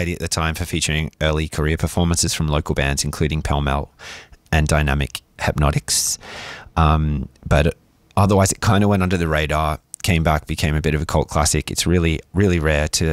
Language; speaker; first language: English; native; English